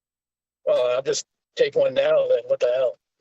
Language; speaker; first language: English; native; English